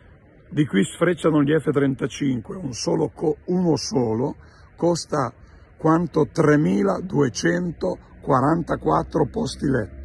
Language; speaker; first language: Italian; native; Italian